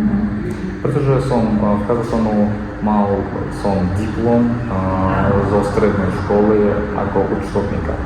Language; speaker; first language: Slovak; non-native, learner; Kazakh